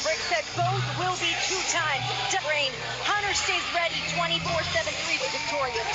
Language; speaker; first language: English; native; English